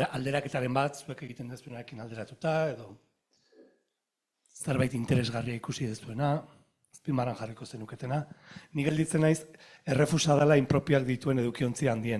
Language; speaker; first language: Basque; native; Basque